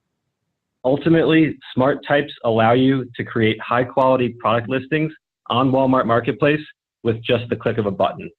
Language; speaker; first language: English; native; English